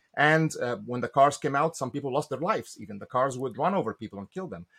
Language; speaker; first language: English; non-native, fluent; Arabic